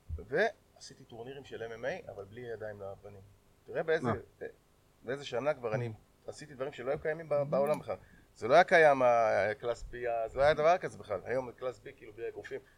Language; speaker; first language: Hebrew; native; Hebrew